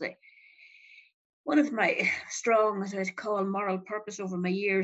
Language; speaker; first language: English; native; English